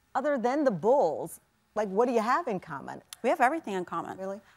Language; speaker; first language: English; native; English